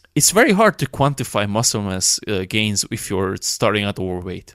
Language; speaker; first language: English; non-native, fluent; Romanian